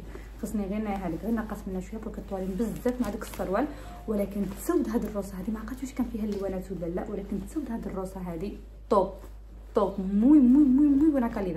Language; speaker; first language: Arabic; early bilingual, heritage; Arabic